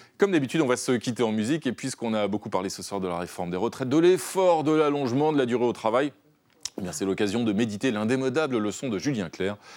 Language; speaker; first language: French; native; French